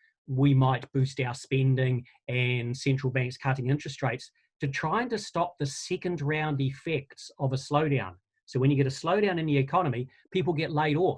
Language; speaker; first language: English; native; English